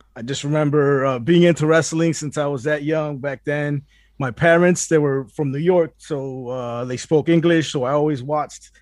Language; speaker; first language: English; early bilingual, other home language; Spanish